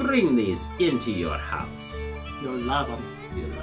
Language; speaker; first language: English; native; English